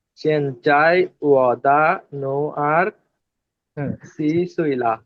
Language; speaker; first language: Chinese; non-native, learner; Bangla